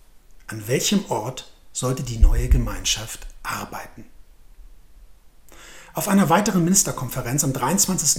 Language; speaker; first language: German; native; German